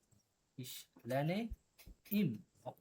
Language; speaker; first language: German; non-native, learner; Bangla